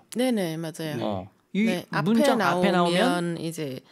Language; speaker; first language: Korean; non-native, fluent; Vietnamese